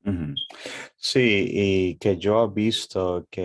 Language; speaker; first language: Spanish; early bilingual, heritage; English